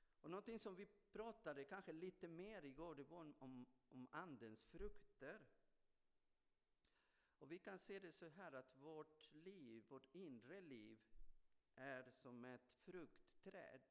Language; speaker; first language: Swedish; non-native, fluent; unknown